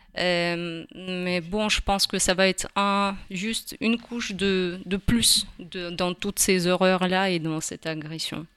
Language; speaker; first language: French; non-native, fluent; Ukrainian